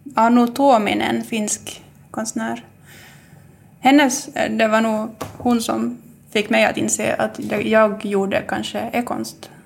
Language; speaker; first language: Swedish; native; Swedish